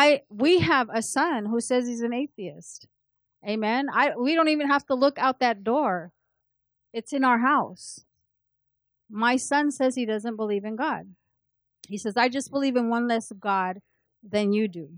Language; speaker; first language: English; early bilingual, other home language; Spanish